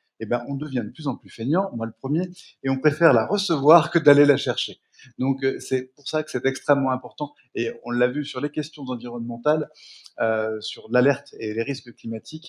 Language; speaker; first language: French; native; French